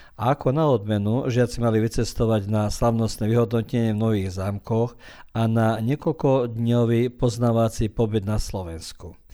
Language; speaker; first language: Slovak; early bilingual, heritage; Slovak